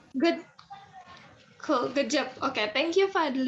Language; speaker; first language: English; non-native, fluent; Indonesian